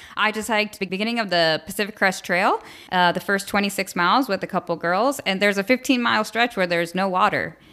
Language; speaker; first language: English; native; English